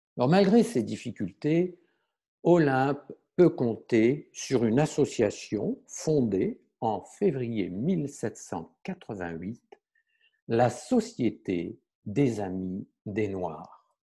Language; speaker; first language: French; native; French